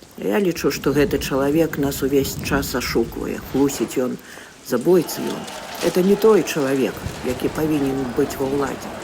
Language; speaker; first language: Belarusian; native; Belarusian